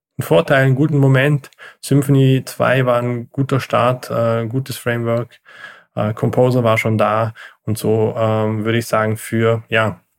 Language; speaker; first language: German; native; German